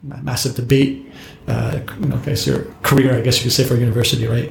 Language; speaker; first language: English; native; English